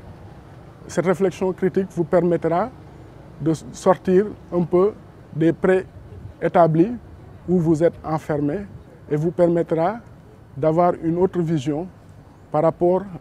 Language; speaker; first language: French; non-native, local second language; Wolof